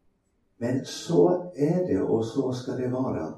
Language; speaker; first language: Swedish; non-native, fluent; English